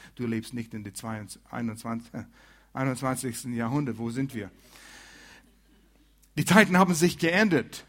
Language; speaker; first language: German; non-native, fluent; English